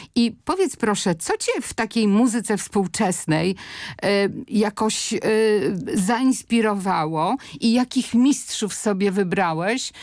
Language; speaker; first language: Polish; native; Polish